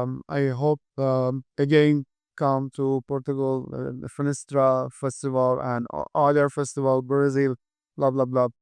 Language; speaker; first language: English; non-native, learner; Persian